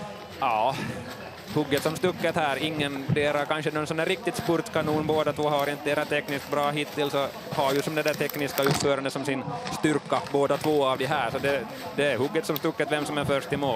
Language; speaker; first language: Swedish; native; Swedish